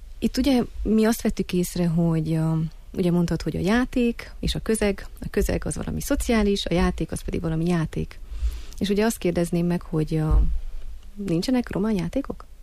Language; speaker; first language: Hungarian; native; Hungarian